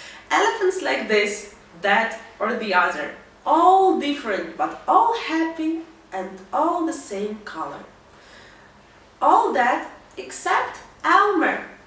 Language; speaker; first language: English; non-native, fluent; Ukrainian